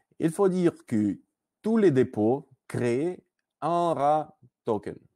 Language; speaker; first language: French; non-native, learner; Russian